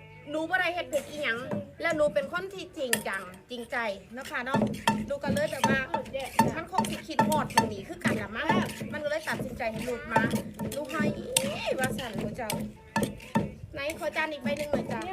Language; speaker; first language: Thai; non-native, local second language; Northeastern Thai